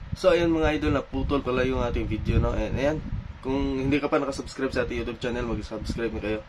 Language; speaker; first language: Filipino; non-native, local second language; Cebuano